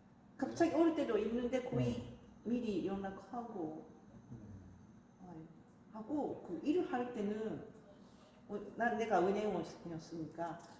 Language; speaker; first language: Korean; non-native, fluent; Japanese